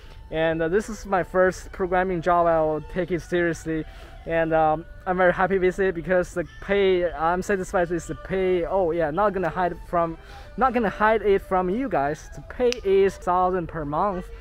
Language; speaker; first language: English; non-native, fluent; Chinese